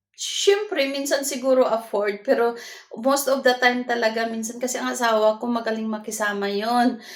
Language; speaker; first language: Filipino; non-native, local second language; Cebuano